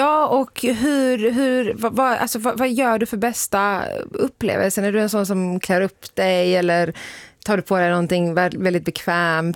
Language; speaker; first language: Swedish; native; Swedish